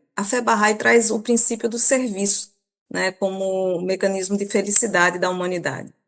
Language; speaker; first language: Portuguese; early bilingual, other home language; Persian